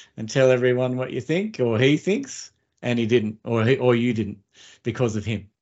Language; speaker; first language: English; native; English